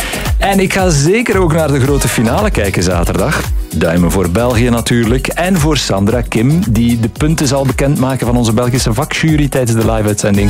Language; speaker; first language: Dutch; native; Dutch